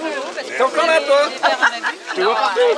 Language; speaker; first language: French; native; French